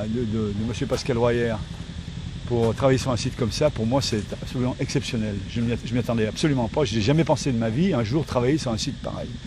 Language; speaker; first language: French; native; French